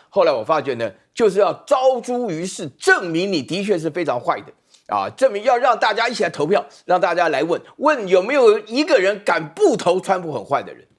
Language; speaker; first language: Chinese; native; Chinese